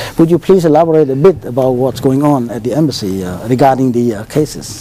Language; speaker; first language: English; non-native, fluent; Khmer